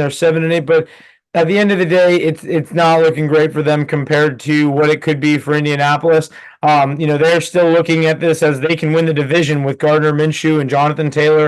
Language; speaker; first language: English; native; English